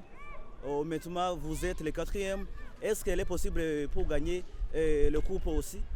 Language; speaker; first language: French; non-native, local second language; Kinyarwanda